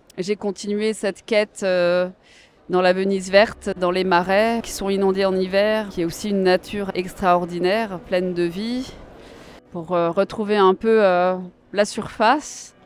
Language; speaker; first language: French; native; French